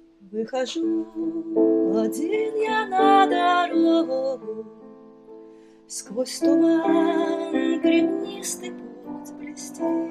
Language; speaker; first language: Russian; native; Russian